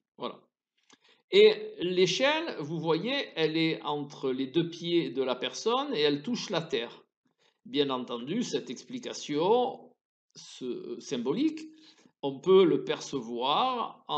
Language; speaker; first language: French; native; French